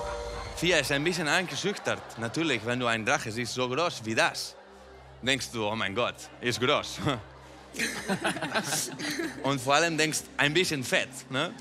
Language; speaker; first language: German; non-native, fluent; Spanish